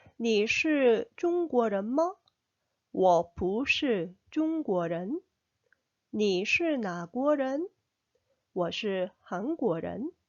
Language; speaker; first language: Chinese; non-native, fluent; Korean